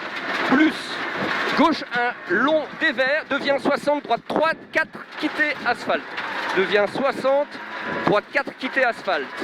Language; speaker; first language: French; native; French